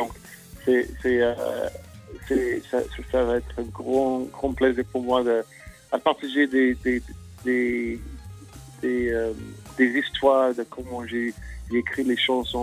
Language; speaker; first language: French; non-native, fluent; English